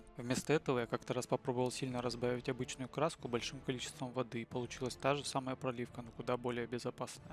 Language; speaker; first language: Russian; native; Russian